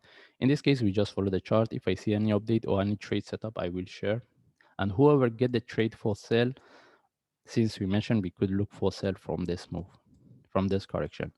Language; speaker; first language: English; non-native, fluent; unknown